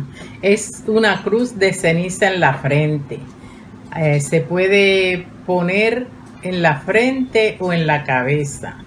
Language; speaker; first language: Spanish; native; Spanish